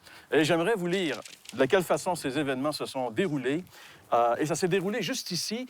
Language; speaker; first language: French; native; French